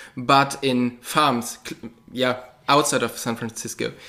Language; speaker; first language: English; non-native, fluent; German